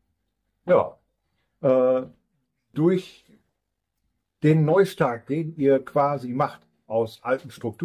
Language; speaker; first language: German; native; German